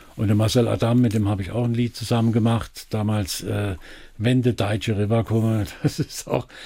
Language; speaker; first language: German; native; German